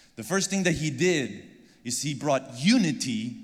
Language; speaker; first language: English; non-native, fluent; Spanish